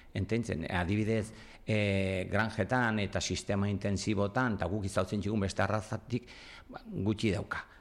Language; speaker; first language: Basque; native; Basque